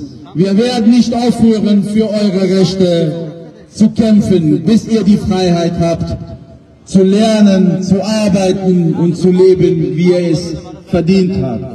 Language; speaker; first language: German; non-native, fluent; Pashto